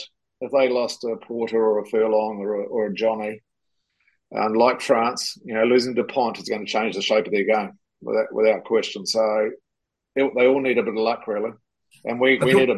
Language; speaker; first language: English; native; English